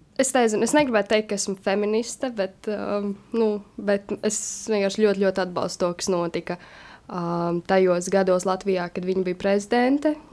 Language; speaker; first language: Latvian; native; Latvian